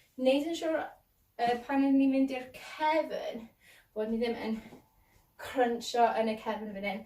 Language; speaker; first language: Welsh; non-native, local second language; English